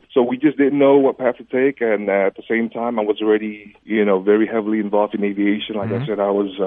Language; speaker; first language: English; early bilingual, other home language; Indonesian